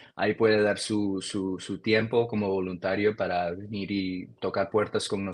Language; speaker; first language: Spanish; early bilingual, heritage; Spanish